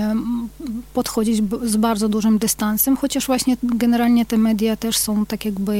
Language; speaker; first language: Polish; non-native, fluent; Ukrainian